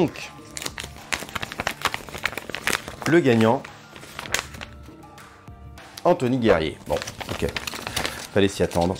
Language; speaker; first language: French; native; French